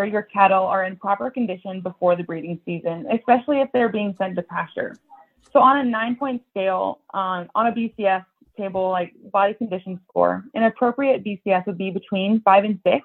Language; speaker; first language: English; native; English